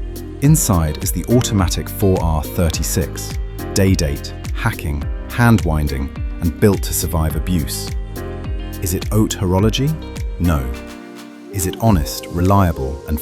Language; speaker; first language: English; native; English